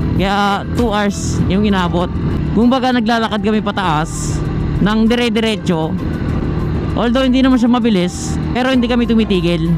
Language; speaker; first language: Filipino; native; Filipino